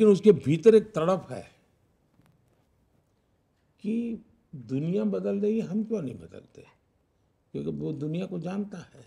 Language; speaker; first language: Hindi; non-native, local second language; Gujarati